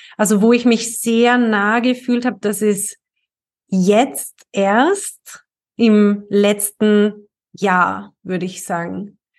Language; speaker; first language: German; native; German